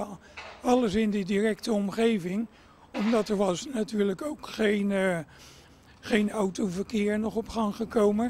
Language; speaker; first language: Dutch; native; Dutch